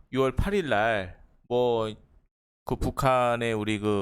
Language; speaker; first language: Korean; native; Korean